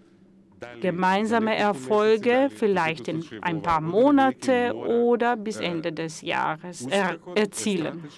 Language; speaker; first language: German; non-native, fluent; Macedonian